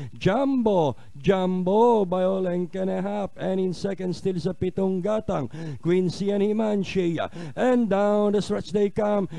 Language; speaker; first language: English; non-native, local second language; Filipino